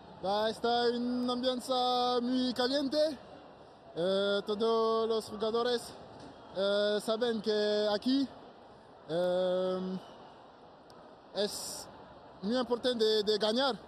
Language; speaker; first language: Spanish; non-native, learner; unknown